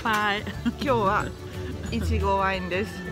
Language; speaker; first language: Japanese; non-native, fluent; Hungarian